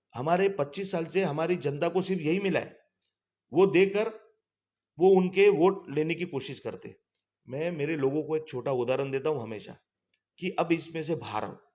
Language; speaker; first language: Hindi; non-native, local second language; Gujarati